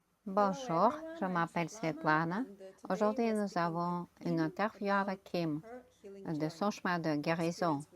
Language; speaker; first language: French; non-native, fluent; Russian